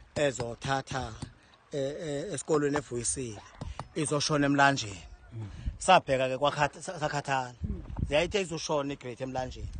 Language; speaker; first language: Zulu; non-native, local second language; Xhosa